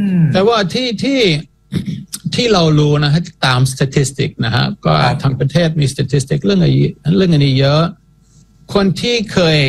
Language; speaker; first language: Thai; non-native, fluent; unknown